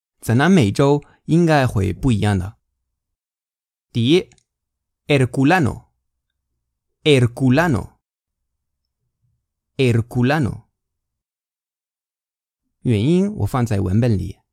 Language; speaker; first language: Chinese; non-native, fluent; Spanish